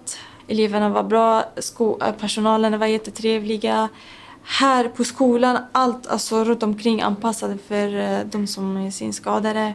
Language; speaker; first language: Swedish; non-native, local second language; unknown